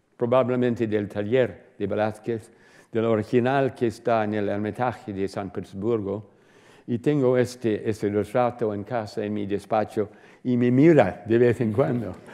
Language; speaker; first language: Spanish; non-native, fluent; English